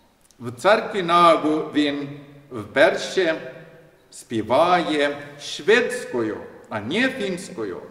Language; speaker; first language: Ukrainian; non-native, learner; Swedish